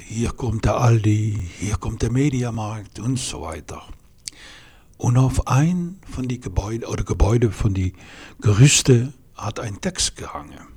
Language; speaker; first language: German; non-native, fluent; Dutch